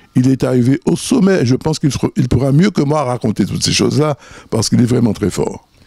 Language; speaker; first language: French; native; French